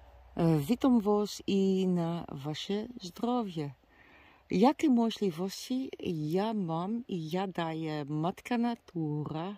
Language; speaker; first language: Polish; non-native, learner; Dutch